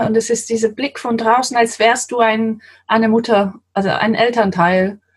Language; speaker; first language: German; non-native, fluent; English